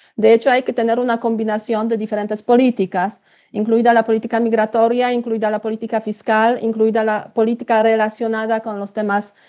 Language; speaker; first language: Spanish; non-native, fluent; Polish